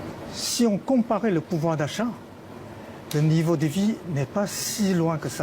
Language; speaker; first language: French; non-native, fluent; Chinese